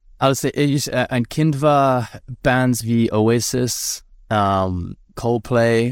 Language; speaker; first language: German; non-native, learner; English